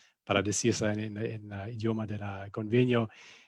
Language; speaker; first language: Spanish; non-native, fluent; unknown